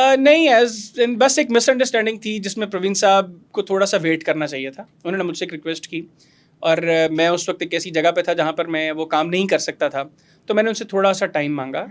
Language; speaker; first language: Urdu; non-native, local second language; Pashto